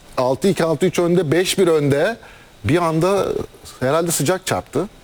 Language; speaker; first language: Turkish; native; Turkish